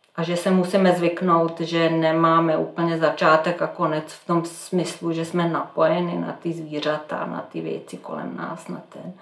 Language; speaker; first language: Czech; non-native, fluent; Serbian